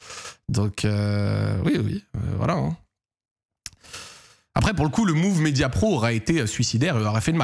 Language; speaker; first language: French; native; French